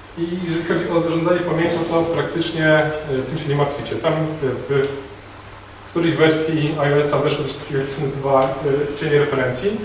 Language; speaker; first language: Polish; native; Polish